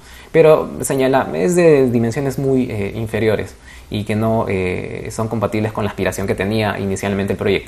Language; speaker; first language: Spanish; native; Spanish